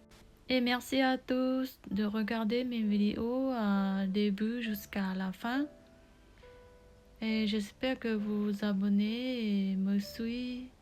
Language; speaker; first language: French; non-native, learner; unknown